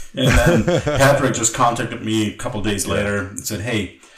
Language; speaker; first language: English; non-native, fluent; German